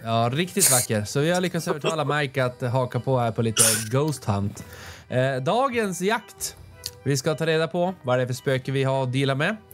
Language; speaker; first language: Swedish; native; Swedish